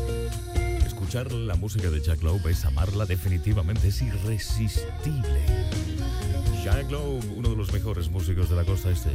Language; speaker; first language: Spanish; native; Spanish